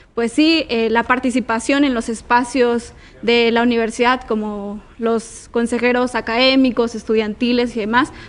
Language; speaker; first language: Spanish; native; Spanish